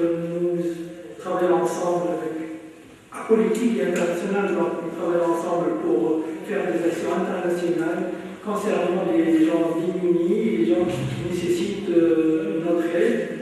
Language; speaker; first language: French; non-native, local second language; Arabic